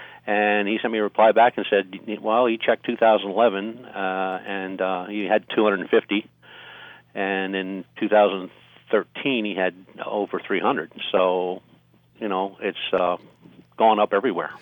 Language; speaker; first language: English; native; English